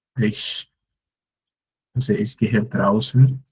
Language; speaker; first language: German; non-native, fluent; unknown